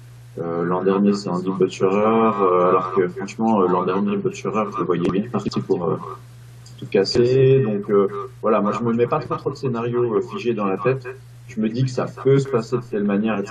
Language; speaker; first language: French; native; French